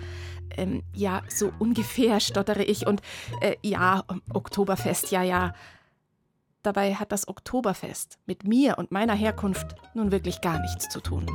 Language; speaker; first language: German; native; German